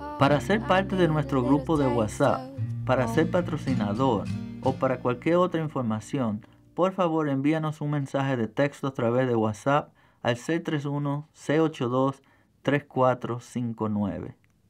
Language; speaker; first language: Spanish; native; Spanish